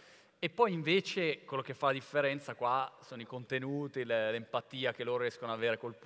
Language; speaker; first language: Italian; native; Italian